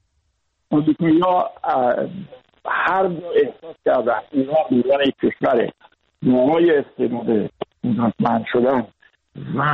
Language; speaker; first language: Persian; native; Persian